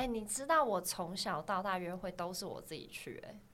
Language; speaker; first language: Chinese; native; Chinese